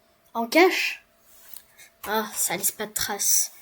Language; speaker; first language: French; native; French